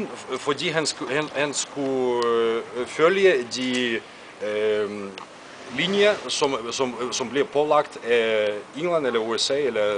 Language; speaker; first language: Danish; non-native, fluent; Russian